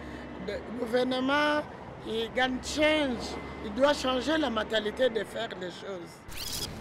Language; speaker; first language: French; non-native, learner; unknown